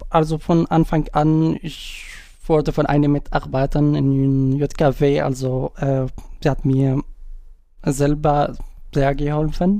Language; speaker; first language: German; non-native, learner; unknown